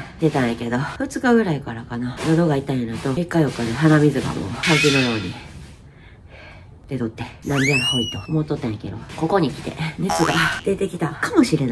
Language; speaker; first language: Japanese; native; Japanese